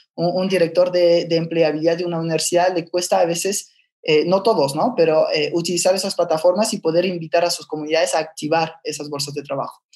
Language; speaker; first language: Spanish; non-native, fluent; French